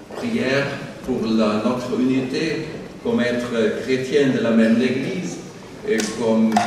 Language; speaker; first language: French; non-native, learner; German